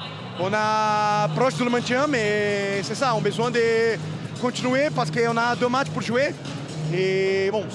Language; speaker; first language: French; non-native, learner; Portuguese